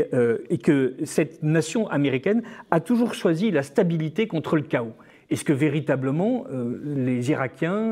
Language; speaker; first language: French; native; French